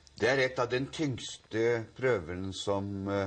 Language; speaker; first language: Norwegian; native; Norwegian